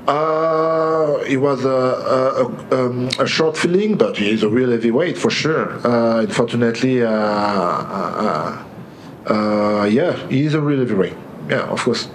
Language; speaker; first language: English; non-native, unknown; French